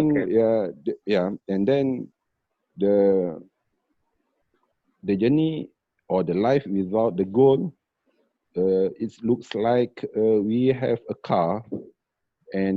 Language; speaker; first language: English; non-native, learner; Malay